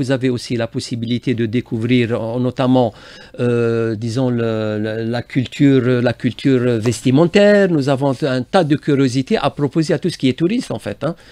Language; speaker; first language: French; non-native, local second language; Arabic